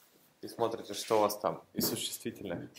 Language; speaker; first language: Russian; native; Russian